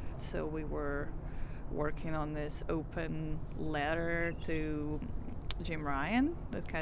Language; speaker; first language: English; non-native, fluent; Russian